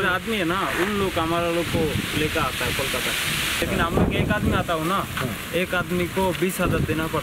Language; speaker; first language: Hindi; non-native, learner; Bangla